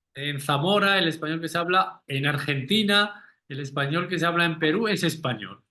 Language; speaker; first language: Spanish; native; Spanish